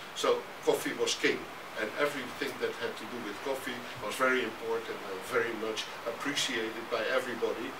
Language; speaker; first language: English; non-native, fluent; Dutch